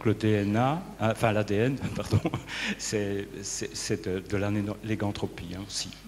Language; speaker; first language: French; native; French